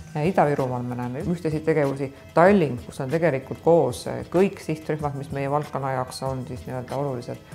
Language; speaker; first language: Estonian; native; Estonian